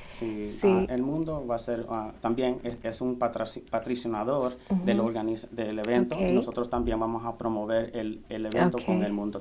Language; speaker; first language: Spanish; early bilingual, heritage; Spanish